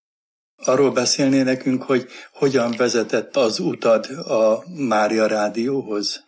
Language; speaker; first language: Hungarian; native; Hungarian